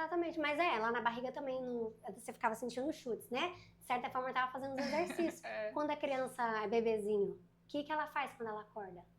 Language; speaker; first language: Portuguese; native; Portuguese